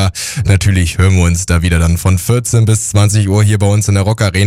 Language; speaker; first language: German; native; German